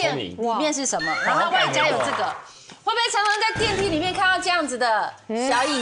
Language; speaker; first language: Chinese; native; Chinese